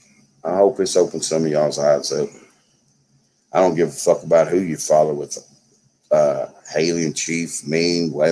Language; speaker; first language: English; native; English